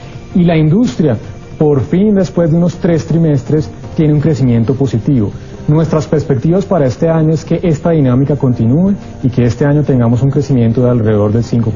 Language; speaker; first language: Spanish; native; Spanish